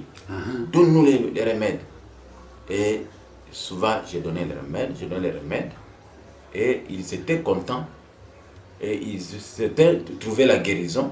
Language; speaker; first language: French; non-native, local second language; Swahili